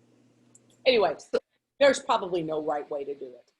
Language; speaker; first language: English; native; English